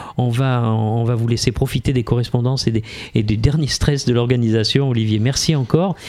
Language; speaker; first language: French; native; French